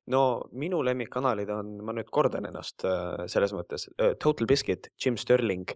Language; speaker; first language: Estonian; native; Estonian